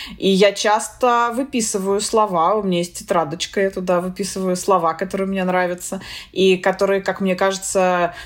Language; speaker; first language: Russian; native; Russian